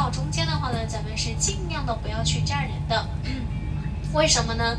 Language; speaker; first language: Chinese; native; Chinese